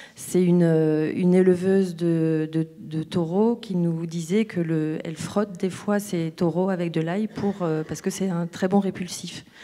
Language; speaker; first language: French; native; French